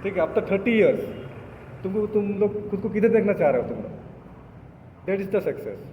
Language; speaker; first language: Hindi; non-native, local second language; Bangla